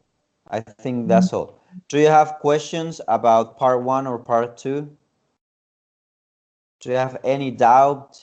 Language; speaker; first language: English; non-native, fluent; Spanish